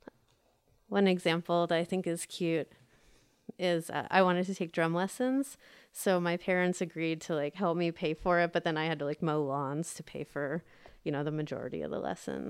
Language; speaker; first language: English; native; English